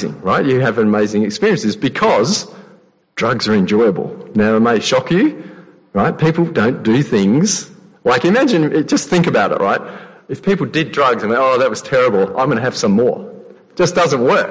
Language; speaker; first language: English; native; English